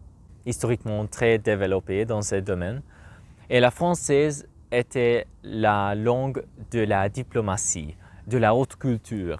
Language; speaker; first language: French; non-native, learner; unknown